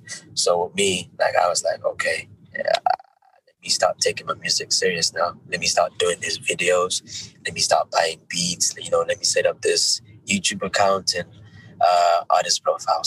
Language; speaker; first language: English; non-native, local second language; Shona